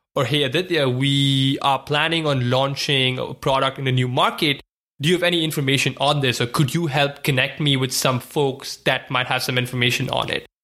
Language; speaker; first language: English; non-native, local second language; Hindi